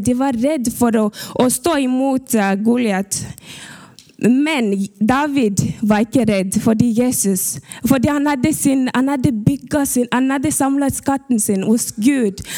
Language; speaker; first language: Norwegian; early bilingual, other home language; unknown